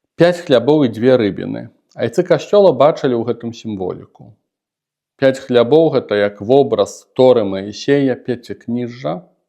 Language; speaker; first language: Belarusian; native; Belarusian